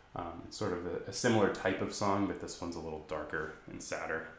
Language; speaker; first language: English; native; English